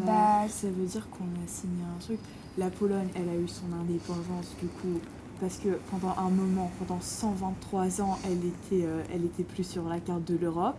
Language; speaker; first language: French; early bilingual, other home language; Polish